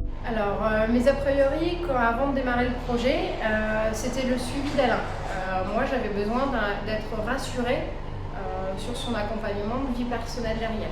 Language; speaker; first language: French; native; French